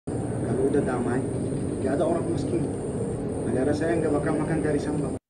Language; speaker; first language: Indonesian; non-native, fluent; Arabic